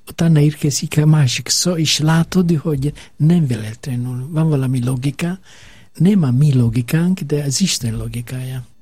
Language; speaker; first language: Hungarian; non-native, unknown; Italian